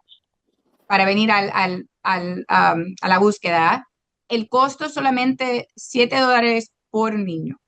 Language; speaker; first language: Spanish; non-native, local second language; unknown